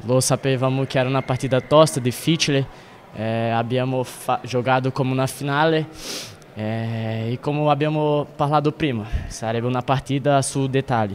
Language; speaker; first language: Italian; non-native, fluent; Portuguese